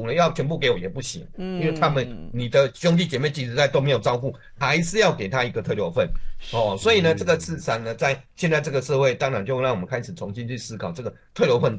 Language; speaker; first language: Chinese; native; Chinese